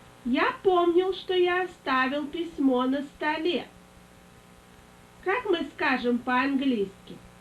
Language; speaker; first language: Russian; native; Russian